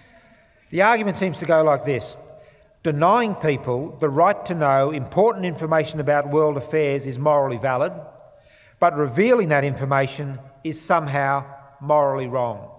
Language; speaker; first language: English; native; English